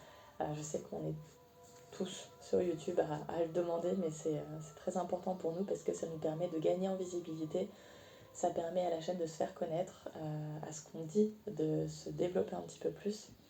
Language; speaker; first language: French; native; French